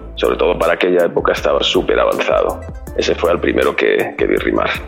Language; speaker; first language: Spanish; native; Spanish